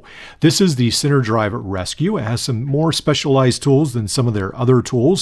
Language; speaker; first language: English; native; English